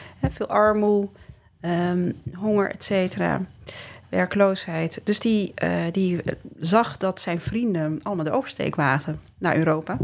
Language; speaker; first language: Dutch; early bilingual, other home language; Riffian